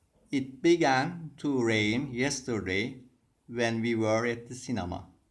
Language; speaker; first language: English; non-native, fluent; Turkish